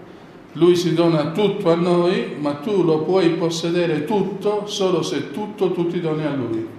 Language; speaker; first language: Italian; native; Italian